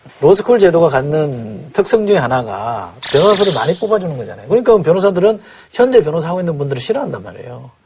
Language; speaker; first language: Korean; native; Korean